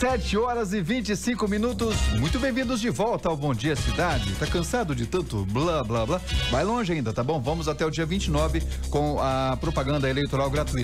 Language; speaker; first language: Portuguese; native; Portuguese